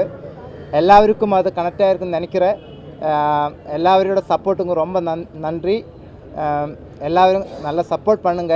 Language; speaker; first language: Tamil; non-native, local second language; Malayalam